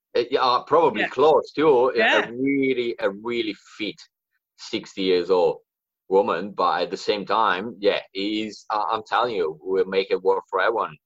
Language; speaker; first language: English; non-native, fluent; Italian